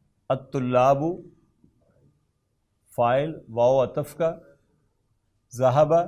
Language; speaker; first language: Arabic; non-native, fluent; Urdu